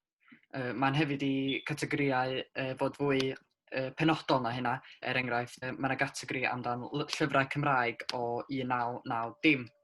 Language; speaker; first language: Welsh; native; Welsh